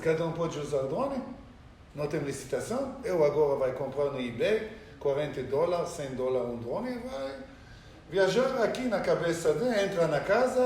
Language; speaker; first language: Portuguese; non-native, learner; Hebrew